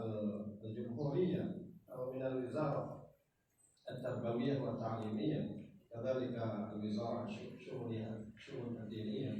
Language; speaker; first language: Arabic; non-native, fluent; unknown